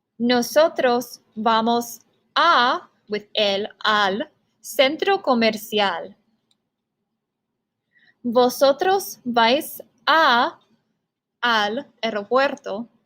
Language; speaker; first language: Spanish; non-native, fluent; English